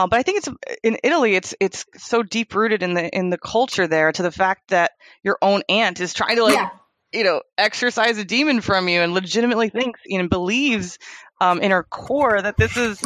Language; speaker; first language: English; native; English